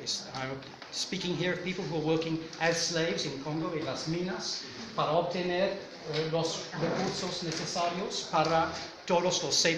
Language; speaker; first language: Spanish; non-native, fluent; English